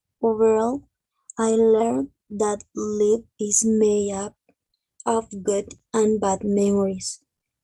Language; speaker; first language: English; non-native, learner; Spanish